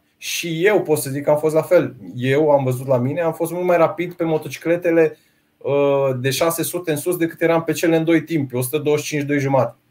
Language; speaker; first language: Romanian; native; Romanian